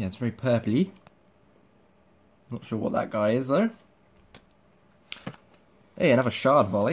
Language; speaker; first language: English; native; English